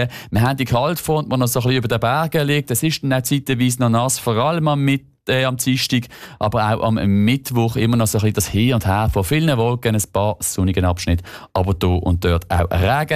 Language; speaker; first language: German; native; German